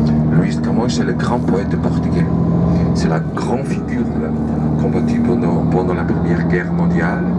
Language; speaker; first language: French; non-native, fluent; Portuguese